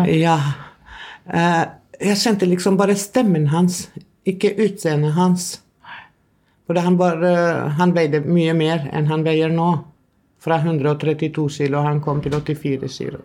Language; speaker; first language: Norwegian; non-native, fluent; Albanian